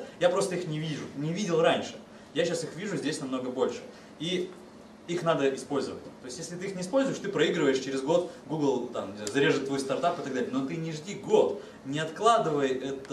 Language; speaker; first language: Russian; native; Russian